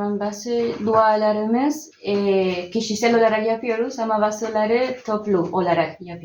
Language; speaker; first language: Turkish; non-native, learner; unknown